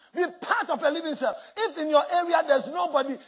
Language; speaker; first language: English; non-native, local second language; Akan